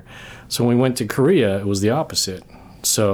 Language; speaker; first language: English; early bilingual, other home language; Korean